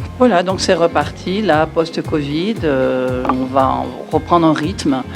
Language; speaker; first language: French; native; French